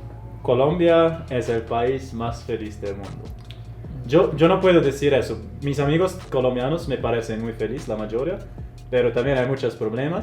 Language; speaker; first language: Spanish; non-native, fluent; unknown